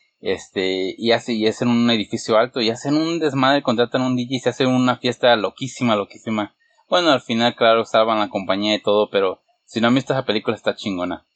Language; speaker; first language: Spanish; early bilingual, heritage; Spanish